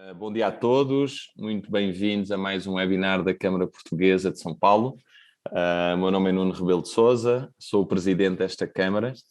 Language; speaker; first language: Portuguese; native; Portuguese